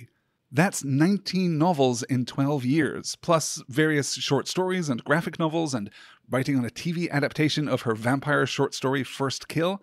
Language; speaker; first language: English; native; English